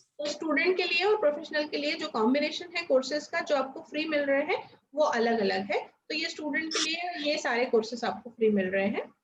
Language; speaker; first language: Hindi; non-native, local second language; Marathi